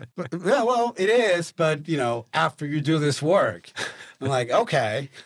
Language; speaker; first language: English; non-native, fluent; Spanish